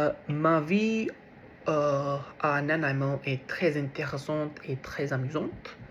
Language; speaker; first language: French; non-native, learner; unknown